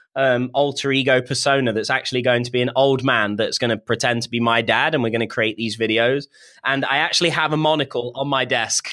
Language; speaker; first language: English; native; English